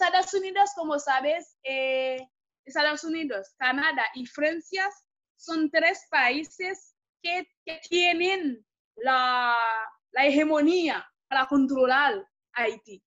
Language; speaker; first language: Spanish; non-native, fluent; Haitian Creole